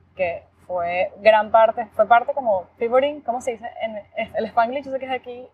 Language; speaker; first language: Spanish; native; Spanish